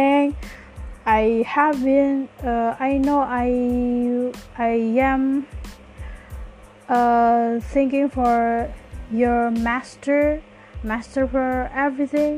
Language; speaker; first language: English; non-native, learner; Malay